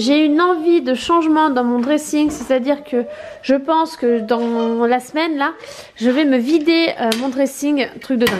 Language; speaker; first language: French; native; French